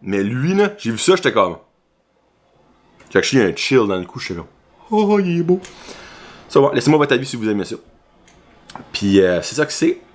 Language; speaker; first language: French; native; French